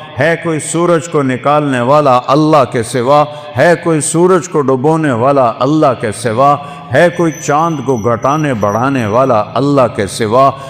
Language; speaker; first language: Urdu; non-native, local second language; Saraiki